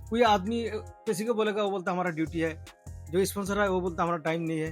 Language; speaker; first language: Hindi; non-native, fluent; Bangla